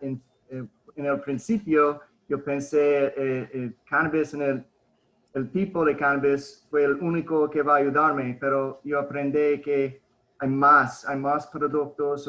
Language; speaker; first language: Spanish; early bilingual, heritage; Spanish